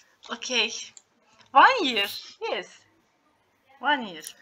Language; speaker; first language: English; non-native, learner; Turkish